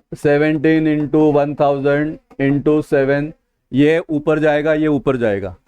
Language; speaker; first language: Hindi; non-native, local second language; Marathi